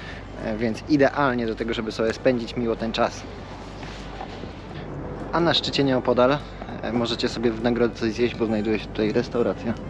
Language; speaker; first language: Polish; native; Polish